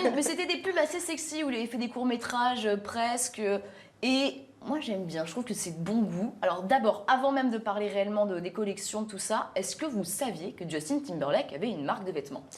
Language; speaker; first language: French; native; French